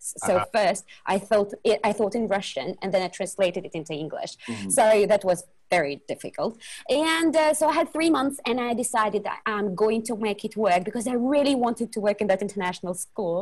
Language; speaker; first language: English; non-native, fluent; Russian